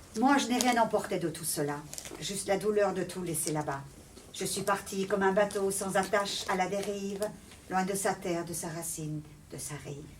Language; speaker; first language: French; early bilingual, other home language; Persian